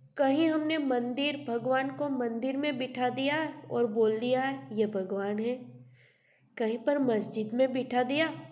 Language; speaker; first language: Hindi; non-native, local second language; Gujarati